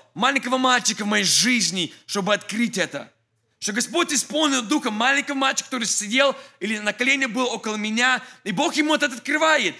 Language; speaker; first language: Russian; early bilingual, heritage; English